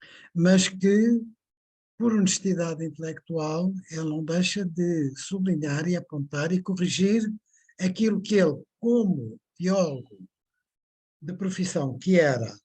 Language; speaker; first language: Portuguese; native; Portuguese